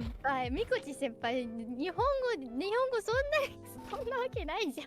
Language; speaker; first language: Japanese; non-native, fluent; English